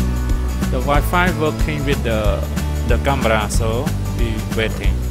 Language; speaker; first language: English; non-native, learner; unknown